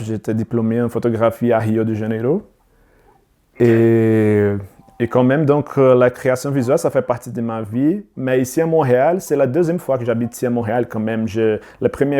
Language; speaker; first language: French; non-native, learner; Portuguese